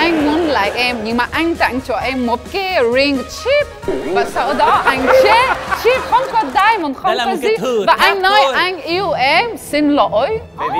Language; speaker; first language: Vietnamese; non-native, fluent; French